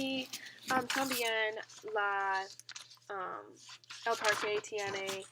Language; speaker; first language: Spanish; non-native, learner; English